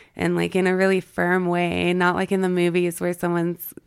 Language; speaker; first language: English; native; English